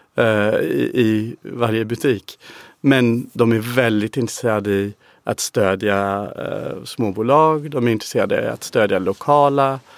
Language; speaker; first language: Swedish; non-native, fluent; English